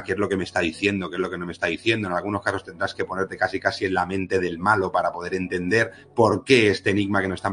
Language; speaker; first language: Spanish; native; Spanish